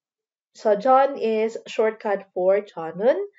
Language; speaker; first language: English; non-native, local second language; Filipino